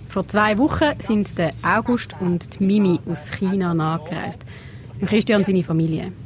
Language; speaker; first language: German; early bilingual, other home language; Portuguese